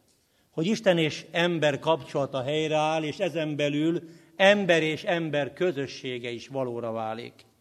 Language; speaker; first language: Hungarian; native; Hungarian